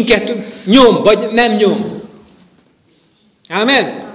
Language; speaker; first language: Hungarian; native; Hungarian